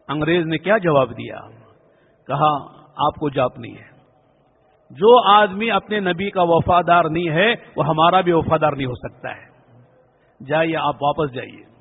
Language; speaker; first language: Urdu; native; Urdu